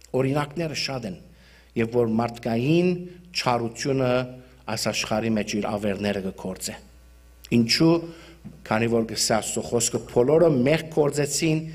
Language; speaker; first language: Armenian; early bilingual, heritage; Armenian